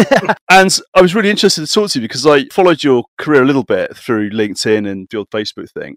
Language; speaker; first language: English; native; English